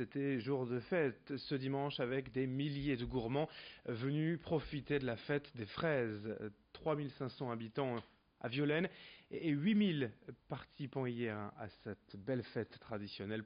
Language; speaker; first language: French; native; French